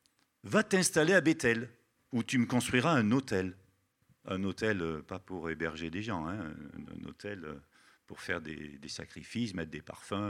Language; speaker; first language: French; native; French